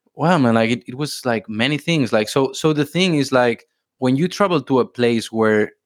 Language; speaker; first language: English; non-native, fluent; Spanish